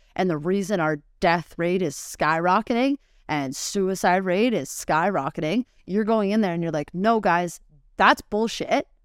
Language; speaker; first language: English; native; English